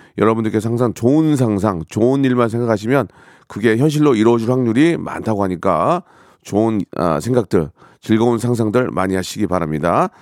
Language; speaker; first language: Korean; native; Korean